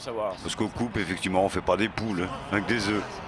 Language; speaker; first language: French; native; French